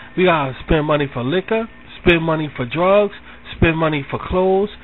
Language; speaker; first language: English; native; English